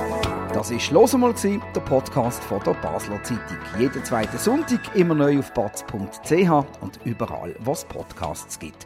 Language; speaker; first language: German; native; German